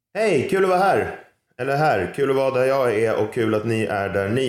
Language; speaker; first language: Swedish; native; Swedish